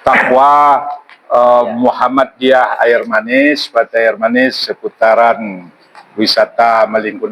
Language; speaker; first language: Indonesian; non-native, local second language; Minangkabau